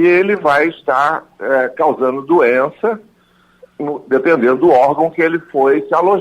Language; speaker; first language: Portuguese; native; Portuguese